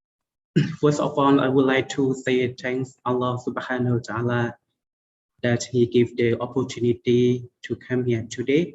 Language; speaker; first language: English; non-native, learner; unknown